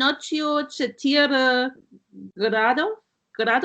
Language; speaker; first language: Russian; non-native, learner; German